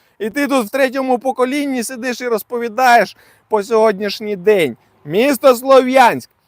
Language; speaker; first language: Ukrainian; non-native, local second language; Russian